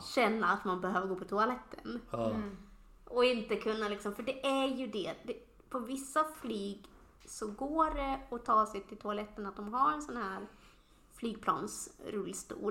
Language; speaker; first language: Swedish; native; Swedish